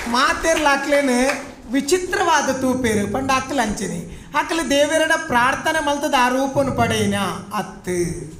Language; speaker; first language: Kannada; non-native, local second language; Tulu